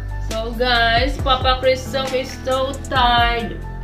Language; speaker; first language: English; non-native, local second language; Filipino